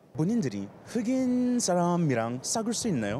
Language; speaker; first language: Korean; non-native, fluent; English